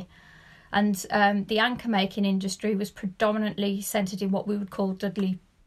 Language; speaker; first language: English; native; English